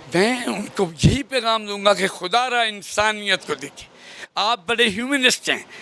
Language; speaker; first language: Urdu; native; Urdu